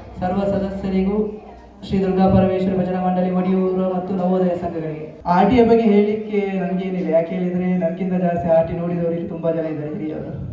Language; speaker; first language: Kannada; non-native, local second language; Tulu